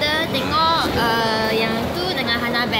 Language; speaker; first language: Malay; non-native, local second language; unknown